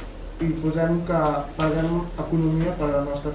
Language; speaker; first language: Catalan; native; Catalan